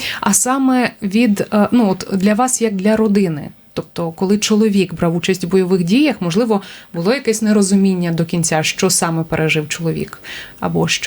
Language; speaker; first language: Ukrainian; native; Ukrainian